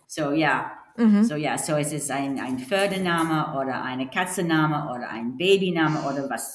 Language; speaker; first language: German; non-native, learner; English